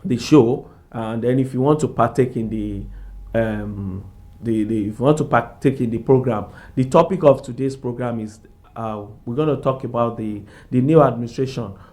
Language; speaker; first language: English; non-native, local second language; Yoruba